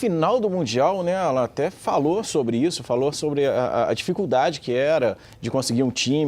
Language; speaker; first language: Portuguese; native; Portuguese